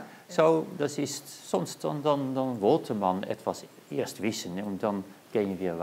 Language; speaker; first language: German; non-native, learner; Dutch